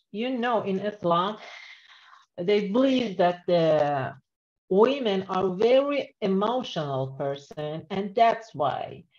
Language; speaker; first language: English; non-native, learner; Persian